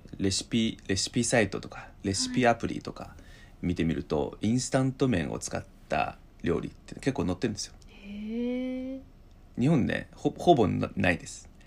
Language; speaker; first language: Japanese; non-native, fluent; Chinese